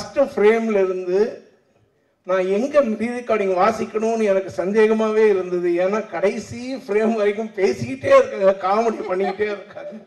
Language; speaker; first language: Tamil; native; Tamil